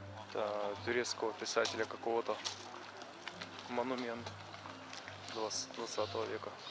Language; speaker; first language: Russian; native; Russian